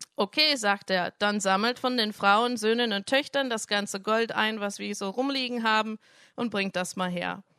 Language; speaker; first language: German; non-native, fluent; English